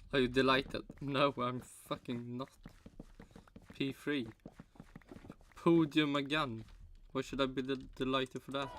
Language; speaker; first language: English; non-native, fluent; Swedish